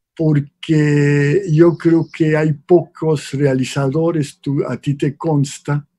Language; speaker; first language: Spanish; non-native, fluent; Swiss German